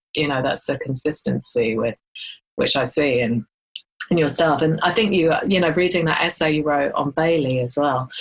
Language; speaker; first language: English; native; English